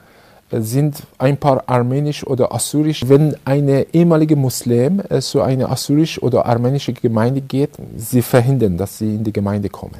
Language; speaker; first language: German; non-native, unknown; Persian